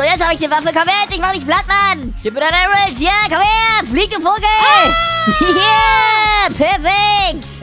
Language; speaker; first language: German; native; German